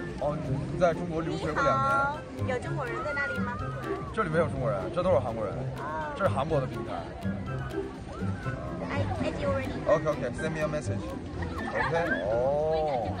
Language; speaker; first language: Chinese; non-native, fluent; Korean